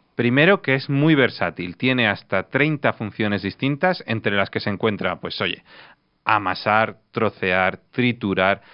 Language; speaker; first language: Spanish; non-native, fluent; Russian